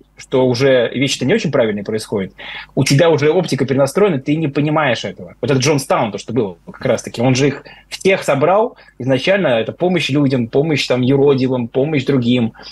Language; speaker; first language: Russian; native; Russian